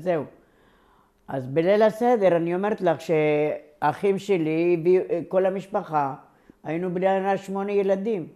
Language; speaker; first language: Hebrew; non-native, local second language; Ladino